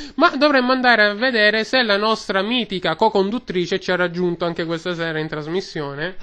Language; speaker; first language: Italian; native; Italian